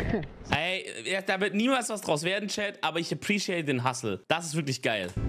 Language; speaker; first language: German; native; German